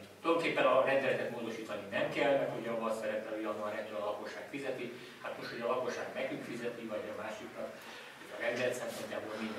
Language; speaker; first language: Hungarian; native; Hungarian